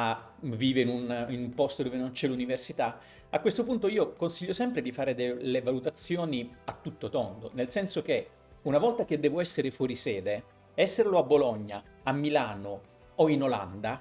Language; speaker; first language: Italian; native; Italian